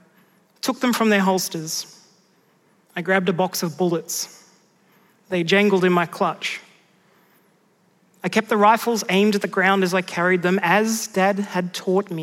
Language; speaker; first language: English; native; English